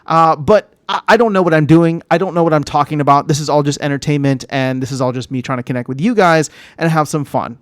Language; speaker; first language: English; native; English